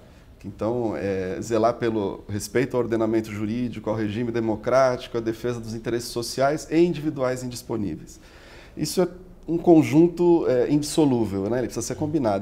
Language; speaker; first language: Portuguese; native; Portuguese